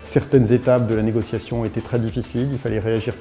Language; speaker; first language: French; native; French